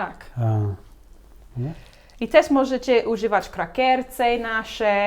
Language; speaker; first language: Polish; non-native, learner; English